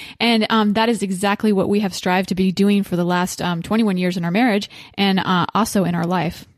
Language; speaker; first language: English; native; English